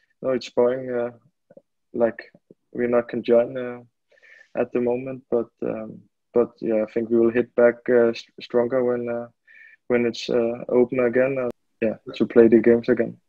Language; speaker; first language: English; non-native, fluent; Danish